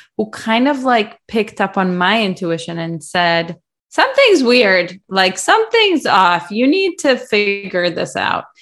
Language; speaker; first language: English; early bilingual, other home language; Russian